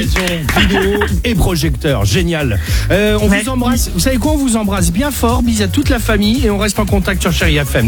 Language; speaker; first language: French; native; French